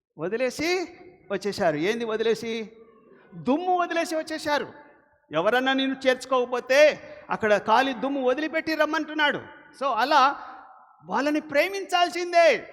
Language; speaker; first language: Telugu; non-native, local second language; Lambadi